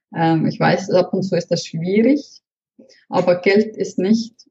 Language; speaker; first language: German; non-native, fluent; Estonian